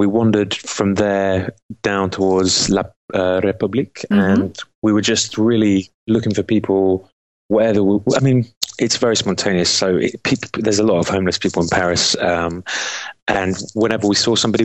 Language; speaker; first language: English; native; English